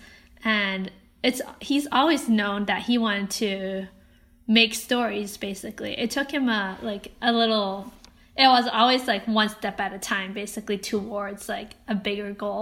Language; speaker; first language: English; non-native, local second language; Cantonese